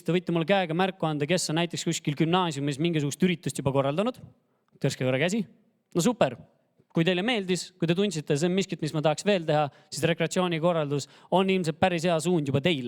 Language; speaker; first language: Estonian; native; Estonian